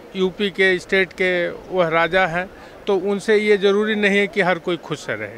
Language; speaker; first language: Hindi; native; Hindi